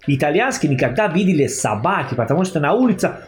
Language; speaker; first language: Russian; non-native, learner; Italian